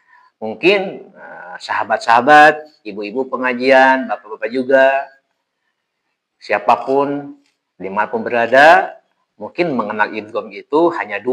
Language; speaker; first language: Indonesian; native; Indonesian